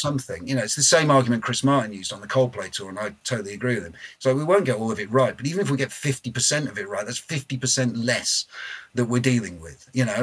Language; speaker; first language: English; native; English